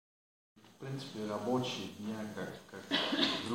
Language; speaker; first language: Russian; non-native, learner; Dutch